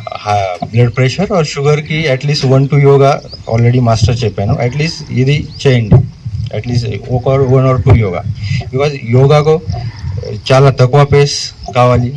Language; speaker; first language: Telugu; non-native, local second language; Hindi